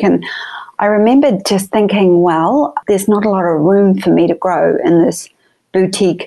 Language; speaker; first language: English; native; English